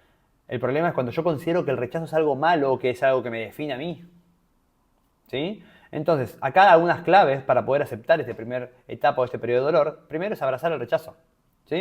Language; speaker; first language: Spanish; native; Spanish